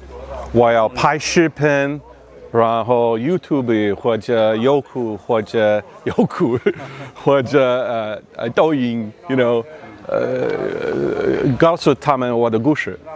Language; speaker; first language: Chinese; non-native, learner; English